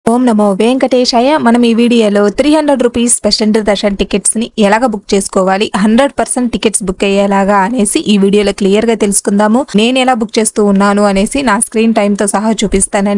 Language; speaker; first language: Telugu; native; Telugu